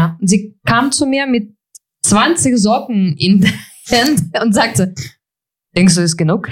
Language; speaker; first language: German; non-native, fluent; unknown